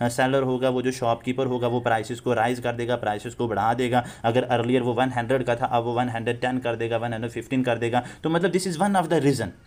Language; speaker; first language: Hindi; non-native, local second language; Kashmiri